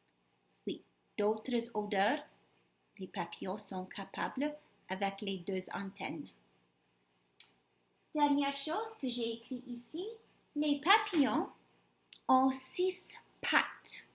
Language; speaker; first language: French; non-native, fluent; English